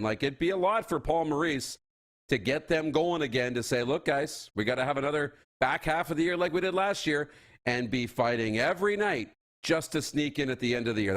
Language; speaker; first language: English; native; English